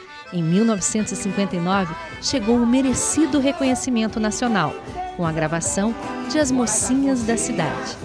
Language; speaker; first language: Portuguese; native; Portuguese